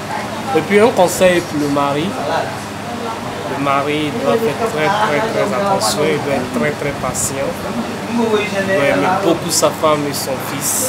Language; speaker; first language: French; non-native, fluent; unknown